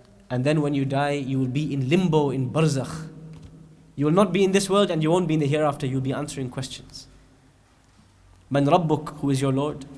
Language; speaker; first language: English; native; English